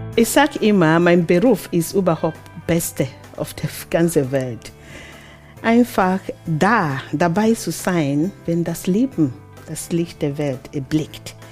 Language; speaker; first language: German; non-native, fluent; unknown